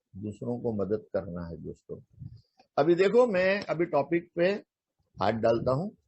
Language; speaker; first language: Hindi; non-native, local second language; Marathi